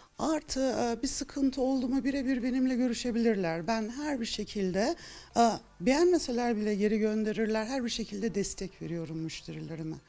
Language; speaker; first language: Turkish; early bilingual, heritage; Turkish